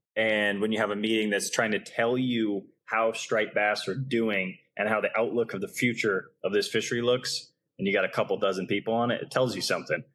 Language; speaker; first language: English; native; English